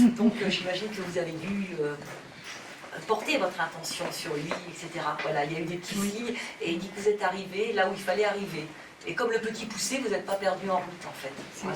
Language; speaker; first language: French; native; French